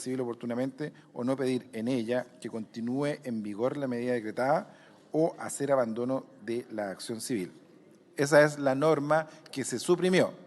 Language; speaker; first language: Spanish; native; Spanish